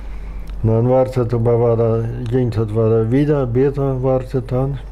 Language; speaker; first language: German; non-native, local second language; Plautdietsch